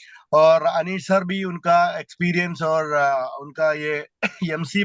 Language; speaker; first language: Hindi; non-native, local second language; Malayalam